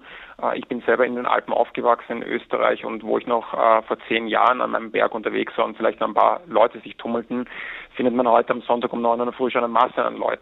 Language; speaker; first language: German; native; German